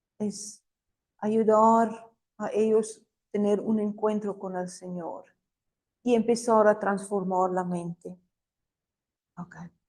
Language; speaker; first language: Spanish; non-native, fluent; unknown